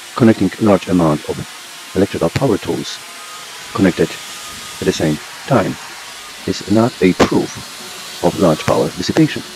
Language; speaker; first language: English; non-native, fluent; Polish